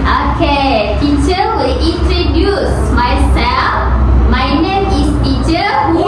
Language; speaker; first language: English; non-native, local second language; Malay